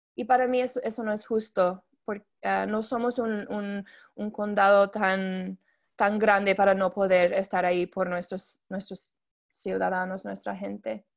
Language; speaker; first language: Spanish; non-native, fluent; English